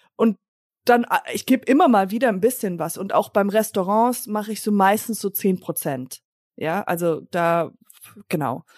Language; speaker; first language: German; early bilingual, other home language; English